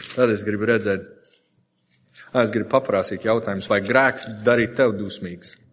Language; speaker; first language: Latvian; non-native, fluent; English